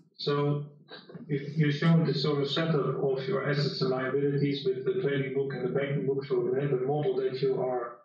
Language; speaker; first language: English; non-native, fluent; Dutch